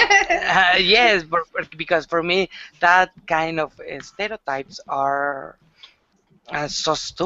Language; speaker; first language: English; non-native, learner; Spanish